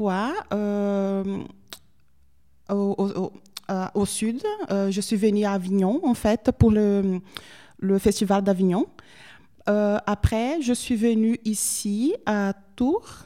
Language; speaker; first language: French; non-native, fluent; Portuguese